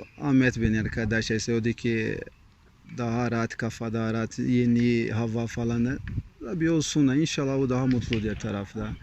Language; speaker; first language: Turkish; non-native, learner; Portuguese